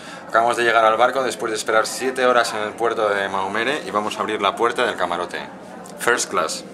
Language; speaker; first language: Spanish; native; Spanish